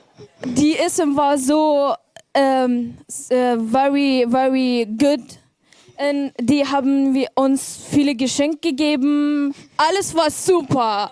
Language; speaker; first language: German; non-native, learner; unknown